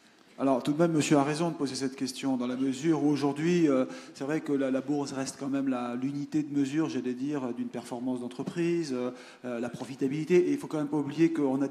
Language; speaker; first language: French; native; French